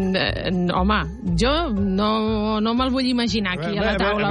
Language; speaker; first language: Catalan; native; Catalan